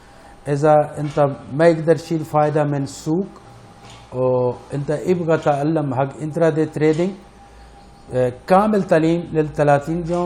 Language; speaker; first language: Arabic; non-native, learner; Urdu